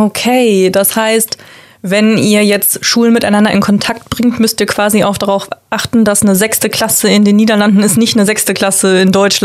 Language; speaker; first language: German; native; German